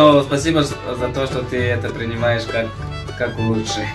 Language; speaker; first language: Russian; non-native, fluent; Tajik